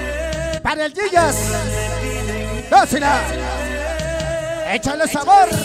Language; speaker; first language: Spanish; native; Spanish